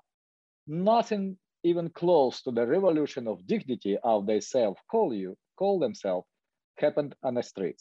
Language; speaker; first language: English; non-native, fluent; Ukrainian